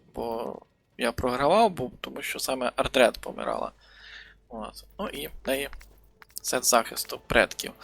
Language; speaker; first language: Ukrainian; native; Ukrainian